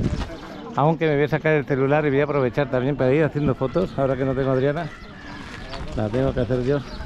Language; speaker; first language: Spanish; native; Spanish